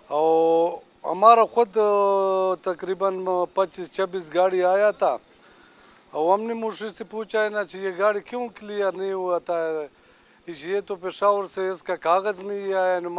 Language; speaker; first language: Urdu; non-native, local second language; Pashto